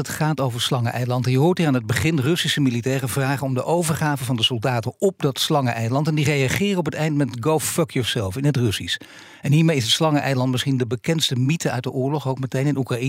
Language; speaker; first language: Dutch; native; Dutch